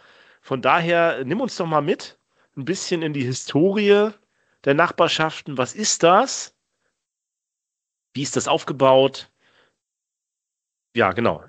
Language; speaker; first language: German; native; German